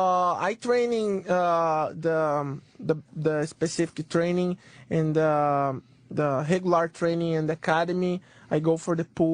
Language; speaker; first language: English; non-native, learner; Portuguese